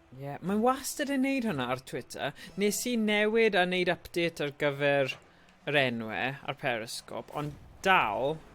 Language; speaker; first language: Welsh; native; Welsh